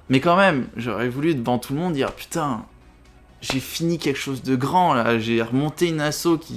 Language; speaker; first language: French; native; French